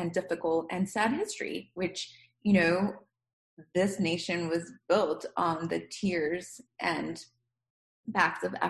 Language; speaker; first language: English; non-native, fluent; Spanish